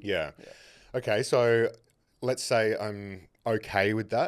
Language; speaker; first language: English; native; English